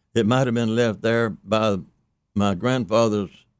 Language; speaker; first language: English; native; English